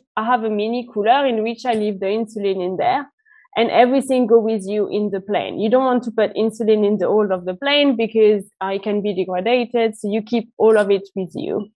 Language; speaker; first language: English; non-native, fluent; French